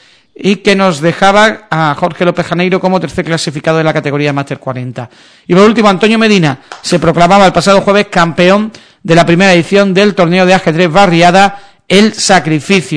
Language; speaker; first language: Spanish; native; Spanish